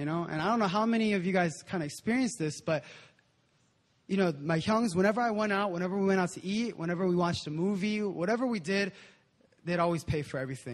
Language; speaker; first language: English; native; English